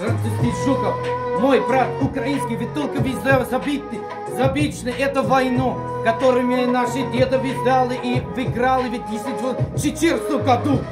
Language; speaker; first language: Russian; non-native, learner; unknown